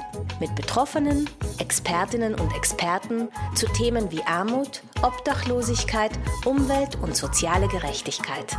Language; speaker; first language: German; native; German